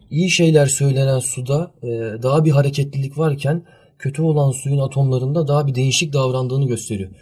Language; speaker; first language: Turkish; early bilingual, heritage; Turkish